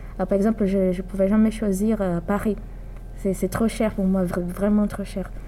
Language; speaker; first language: French; non-native, fluent; Portuguese